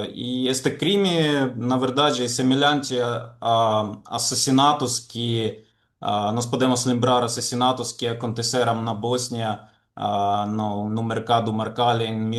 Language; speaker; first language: Portuguese; non-native, fluent; Ukrainian